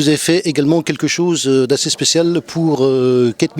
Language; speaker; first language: French; native; French